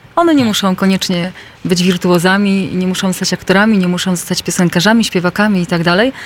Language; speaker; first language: Polish; native; Polish